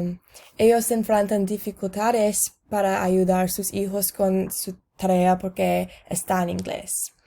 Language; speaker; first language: Spanish; non-native, learner; English